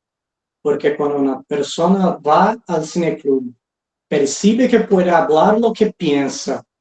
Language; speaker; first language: Spanish; non-native, fluent; Portuguese